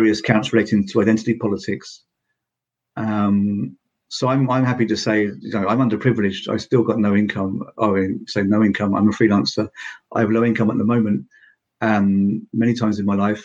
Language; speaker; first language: English; native; English